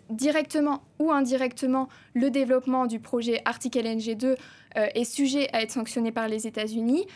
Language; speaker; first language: French; native; French